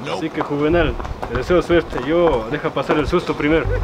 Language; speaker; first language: Spanish; native; Spanish